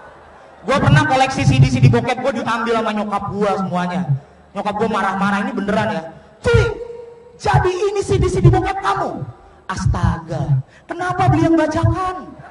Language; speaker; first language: Indonesian; native; Indonesian